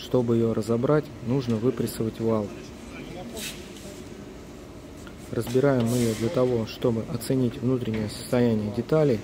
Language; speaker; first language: Russian; native; Russian